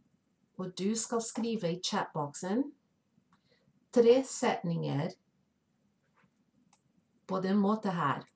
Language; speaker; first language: Norwegian; non-native, fluent; Spanish